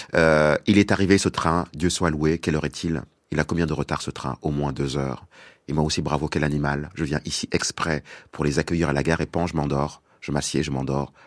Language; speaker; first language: French; non-native, local second language; Wolof